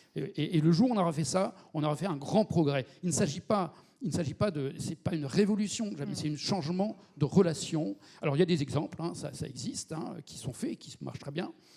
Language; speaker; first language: French; native; French